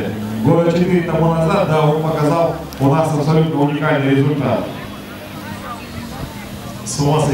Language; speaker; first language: Russian; native; Russian